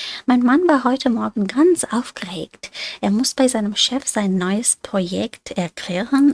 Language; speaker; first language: German; non-native, fluent; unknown